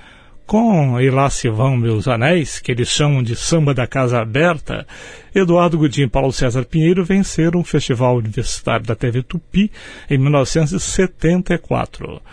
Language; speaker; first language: Portuguese; native; Portuguese